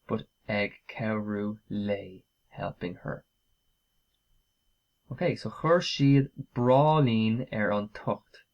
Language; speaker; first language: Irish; non-native, local second language; English